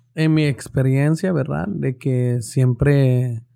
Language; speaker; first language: Spanish; native; Spanish